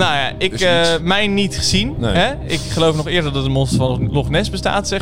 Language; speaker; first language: Dutch; native; Dutch